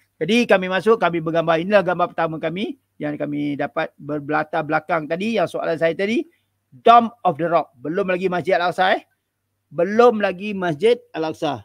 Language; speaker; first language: Malay; native; Malay